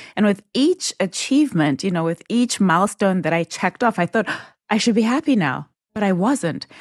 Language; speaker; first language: English; non-native, local second language; Shona